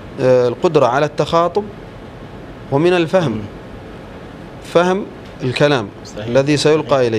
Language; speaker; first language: Arabic; native; Arabic